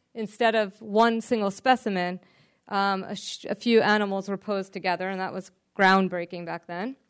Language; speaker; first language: English; native; English